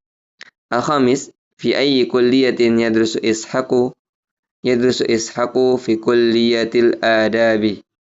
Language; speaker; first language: Arabic; non-native, fluent; Indonesian